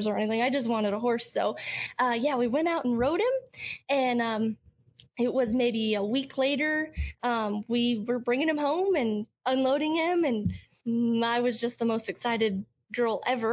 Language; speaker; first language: English; native; English